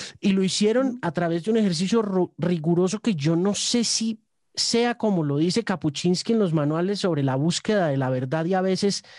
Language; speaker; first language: Spanish; native; Spanish